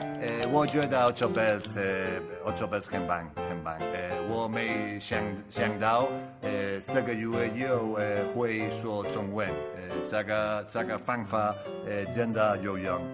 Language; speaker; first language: Chinese; non-native, learner; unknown